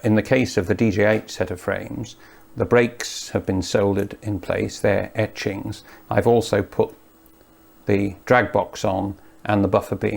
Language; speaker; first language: English; native; English